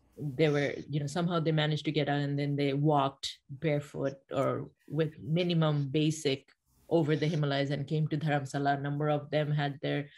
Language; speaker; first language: English; non-native, local second language; Bangla